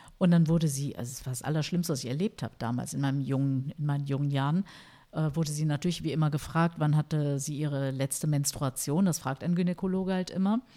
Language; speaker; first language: German; early bilingual, other home language; Turkish